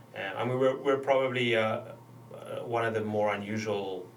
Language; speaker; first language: English; native; English